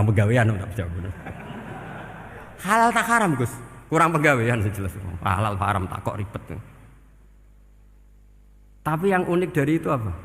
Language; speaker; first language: Indonesian; non-native, local second language; Javanese